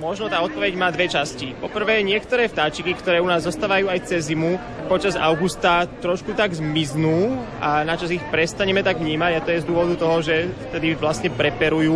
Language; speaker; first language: Slovak; native; Slovak